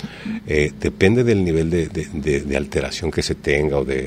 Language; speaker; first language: Spanish; native; Spanish